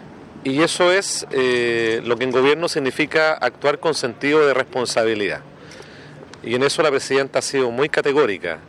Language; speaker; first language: Spanish; native; Spanish